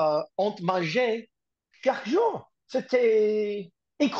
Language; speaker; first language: French; non-native, learner; English